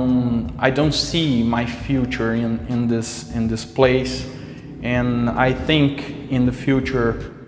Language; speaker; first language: English; non-native, local second language; Portuguese